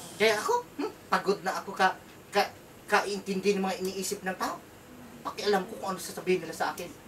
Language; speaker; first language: Filipino; non-native, local second language; Cebuano